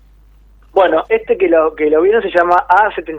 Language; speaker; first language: Spanish; native; Spanish